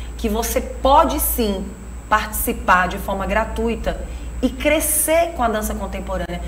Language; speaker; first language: Portuguese; native; Portuguese